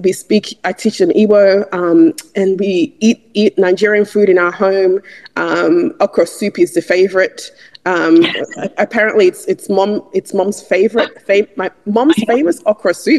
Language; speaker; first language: English; non-native, local second language; Igbo